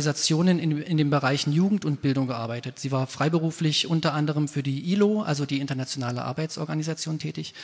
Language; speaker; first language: German; native; German